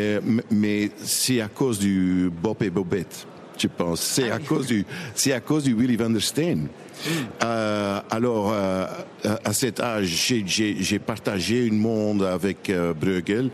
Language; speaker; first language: French; non-native, local second language; Dutch